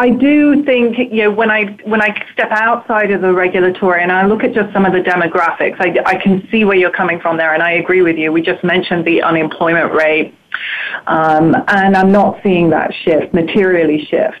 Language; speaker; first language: English; native; English